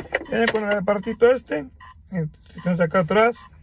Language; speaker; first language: Spanish; native; Spanish